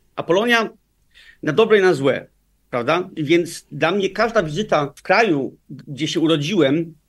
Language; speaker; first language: Polish; early bilingual, heritage; Danish